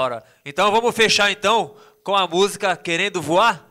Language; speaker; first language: Portuguese; native; Portuguese